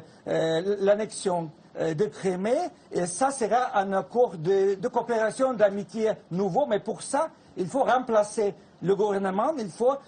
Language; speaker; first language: French; non-native, fluent; Russian